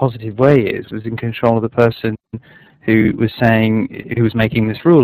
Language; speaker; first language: English; native; English